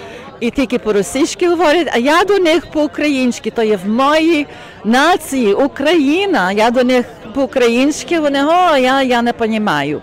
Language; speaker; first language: Ukrainian; early bilingual, heritage; Ukrainian